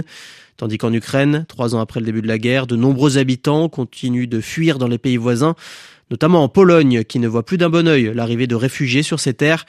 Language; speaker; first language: French; native; French